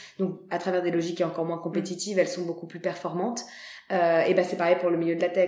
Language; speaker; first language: French; native; French